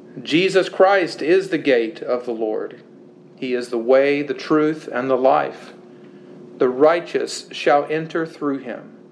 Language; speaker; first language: English; native; English